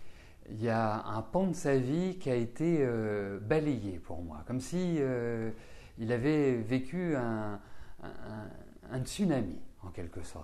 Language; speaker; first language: French; native; French